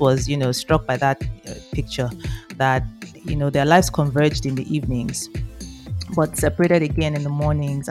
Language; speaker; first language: English; non-native, local second language; Yoruba